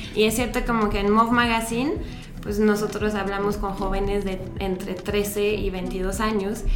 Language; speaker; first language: Spanish; non-native, fluent; French